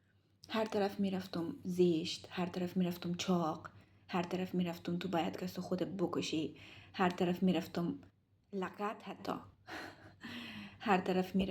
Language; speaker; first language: Persian; early bilingual, heritage; Persian